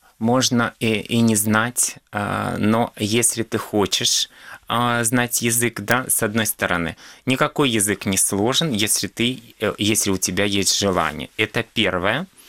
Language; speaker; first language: Russian; non-native, local second language; Crimean Tatar